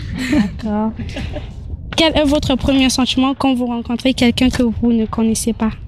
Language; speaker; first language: French; non-native, learner; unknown